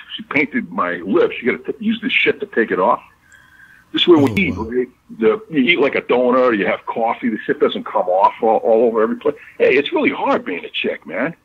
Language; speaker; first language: English; native; English